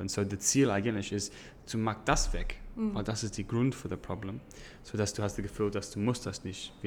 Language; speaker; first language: German; non-native, learner; English